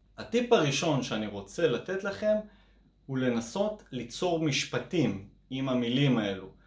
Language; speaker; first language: Hebrew; native; Hebrew